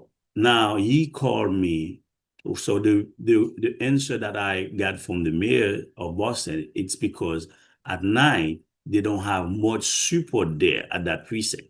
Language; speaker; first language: English; non-native, fluent; Haitian Creole